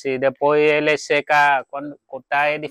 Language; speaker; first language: Portuguese; non-native, learner; Vietnamese